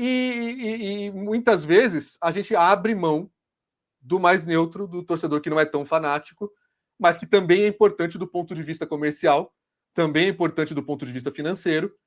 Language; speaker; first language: Portuguese; native; Portuguese